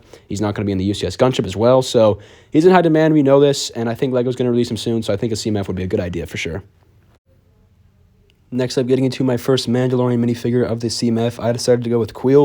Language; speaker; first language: English; native; English